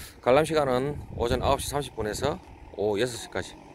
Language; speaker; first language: Korean; native; Korean